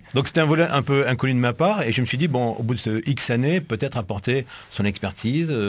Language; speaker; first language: French; native; French